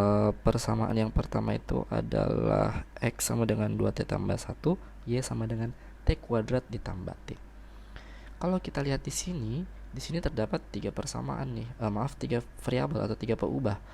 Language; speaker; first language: Indonesian; native; Indonesian